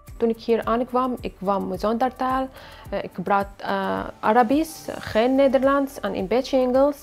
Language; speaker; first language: Dutch; non-native, learner; Arabic